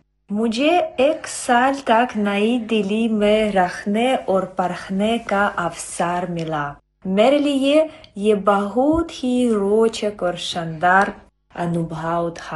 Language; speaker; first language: Hindi; non-native, fluent; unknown